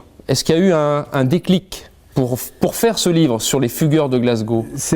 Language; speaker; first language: French; native; French